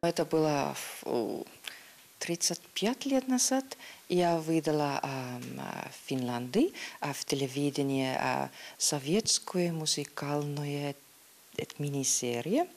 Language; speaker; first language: Russian; non-native, learner; Finnish